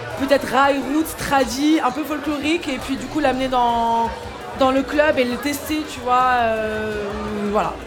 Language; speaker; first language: French; early bilingual, other home language; Arabic